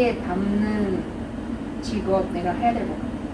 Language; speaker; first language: Korean; non-native, fluent; Russian